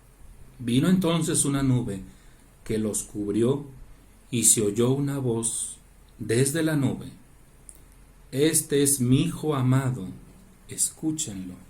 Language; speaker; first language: Spanish; native; Spanish